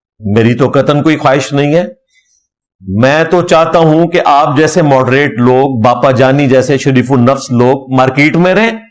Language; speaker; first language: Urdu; non-native, local second language; Punjabi